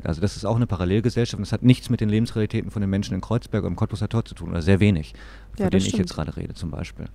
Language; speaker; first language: German; native; German